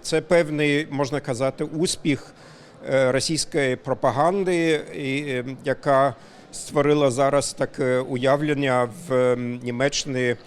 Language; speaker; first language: Ukrainian; non-native, fluent; German